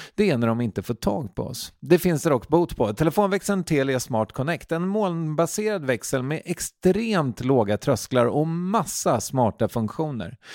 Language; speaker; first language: Swedish; native; Swedish